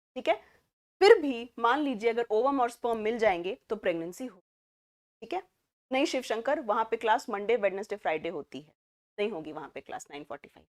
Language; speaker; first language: Hindi; native; Hindi